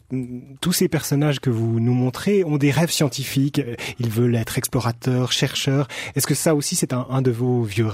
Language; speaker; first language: French; native; French